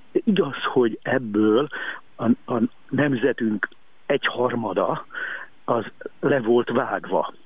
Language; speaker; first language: Hungarian; native; Hungarian